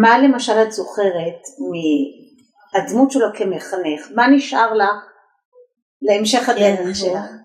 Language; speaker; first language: Hebrew; native; Hebrew